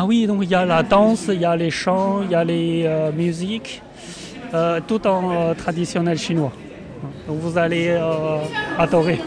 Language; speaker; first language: French; non-native, fluent; Chinese